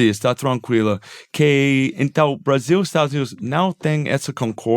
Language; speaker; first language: Portuguese; non-native, fluent; English